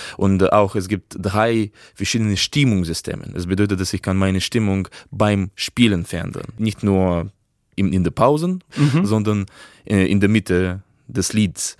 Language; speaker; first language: German; non-native, fluent; Russian